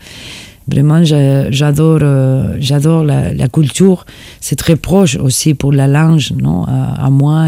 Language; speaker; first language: French; non-native, fluent; Spanish